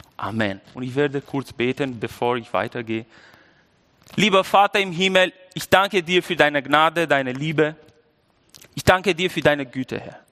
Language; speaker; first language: German; non-native, fluent; Albanian